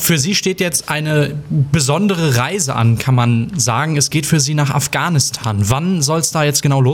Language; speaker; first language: German; native; German